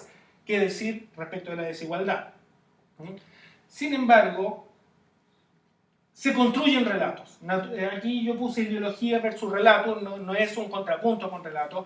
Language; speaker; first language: Spanish; native; Spanish